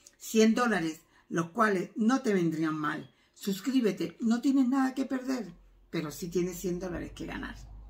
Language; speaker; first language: Spanish; native; Spanish